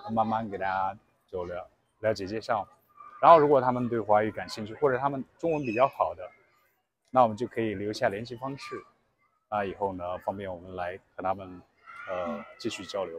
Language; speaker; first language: Chinese; native; Chinese